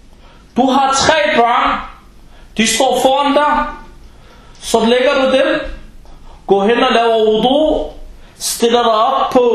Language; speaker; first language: Danish; non-native, fluent; Arabic